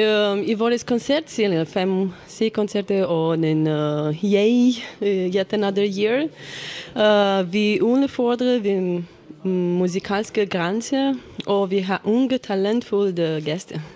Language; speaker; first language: Danish; non-native, learner; Romanian